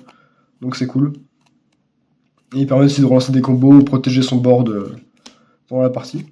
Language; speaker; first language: French; native; French